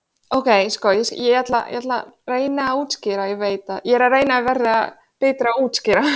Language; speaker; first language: Icelandic; non-native, fluent; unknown